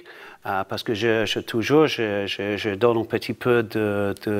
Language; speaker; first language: French; non-native, learner; English